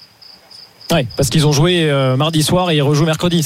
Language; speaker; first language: French; native; French